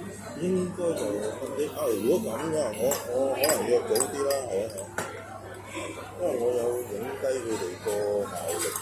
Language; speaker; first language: Cantonese; native; Cantonese